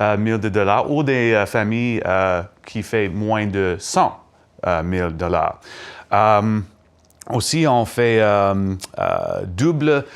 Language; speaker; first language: French; non-native, learner; English